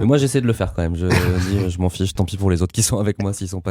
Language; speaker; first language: French; native; French